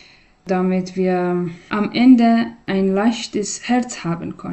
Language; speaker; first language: German; non-native, learner; Persian